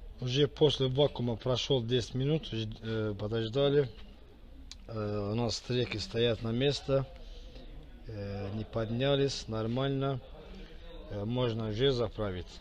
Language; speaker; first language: Russian; non-native, fluent; Azerbaijani